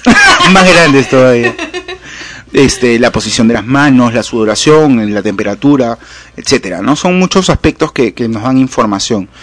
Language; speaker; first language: Spanish; native; Spanish